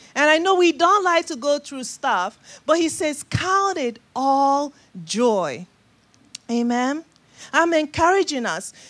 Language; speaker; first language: English; non-native, local second language; Igbo